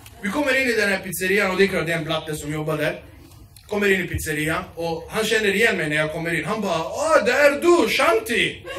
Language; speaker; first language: Swedish; early bilingual, other home language; Kurdish